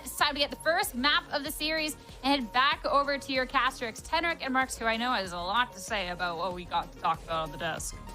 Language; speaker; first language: English; native; English